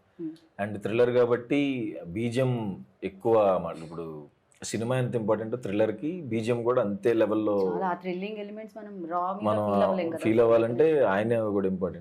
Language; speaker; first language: Telugu; native; Telugu